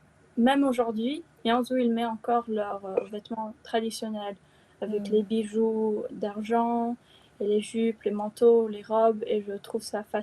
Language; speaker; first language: French; non-native, fluent; Chinese